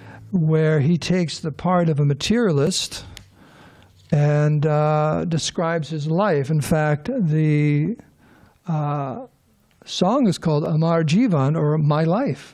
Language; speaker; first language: English; native; English